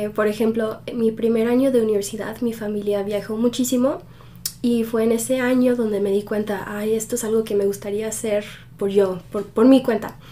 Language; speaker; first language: Spanish; early bilingual, heritage; Spanish